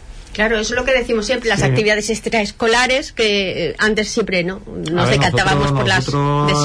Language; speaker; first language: Spanish; native; Spanish